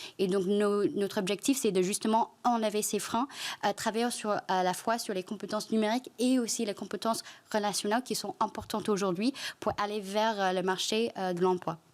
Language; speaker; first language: French; non-native, fluent; Chinese